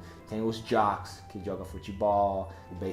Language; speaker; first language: Portuguese; non-native, fluent; English